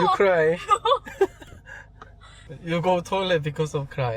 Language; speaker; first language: English; non-native, learner; Korean